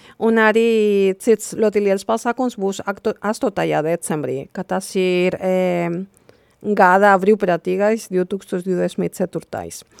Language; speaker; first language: Latvian; non-native, fluent; Spanish